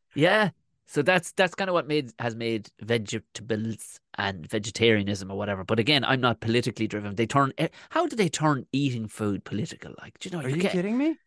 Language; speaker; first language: English; native; English